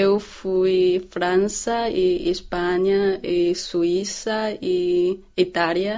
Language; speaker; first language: Portuguese; non-native, learner; Chinese